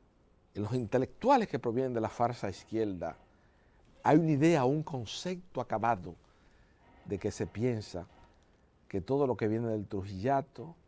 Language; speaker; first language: Spanish; native; Spanish